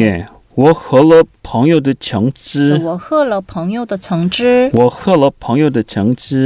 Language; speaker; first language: Chinese; non-native, fluent; Korean